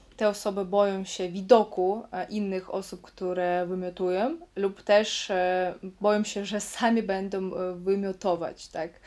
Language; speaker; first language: Polish; non-native, fluent; Russian